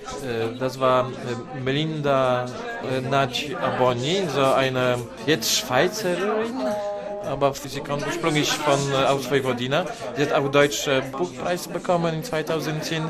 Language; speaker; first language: German; non-native, learner; Polish